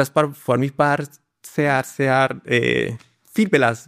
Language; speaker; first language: German; non-native, learner; Spanish